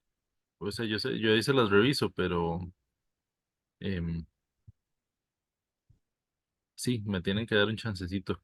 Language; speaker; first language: Spanish; native; Spanish